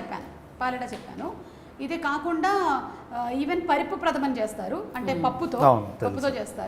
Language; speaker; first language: Telugu; native; Telugu